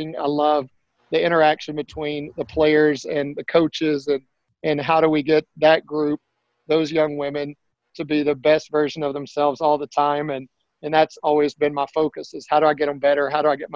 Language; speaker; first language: English; native; English